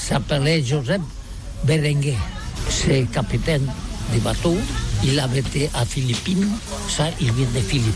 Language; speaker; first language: French; non-native, learner; Catalan